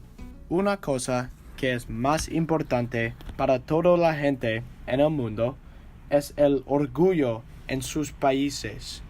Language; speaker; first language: Spanish; non-native, learner; English